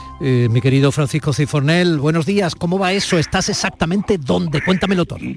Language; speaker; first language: Spanish; native; Spanish